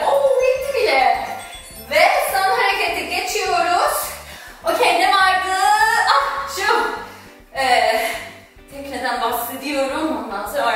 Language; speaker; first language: Turkish; non-native, fluent; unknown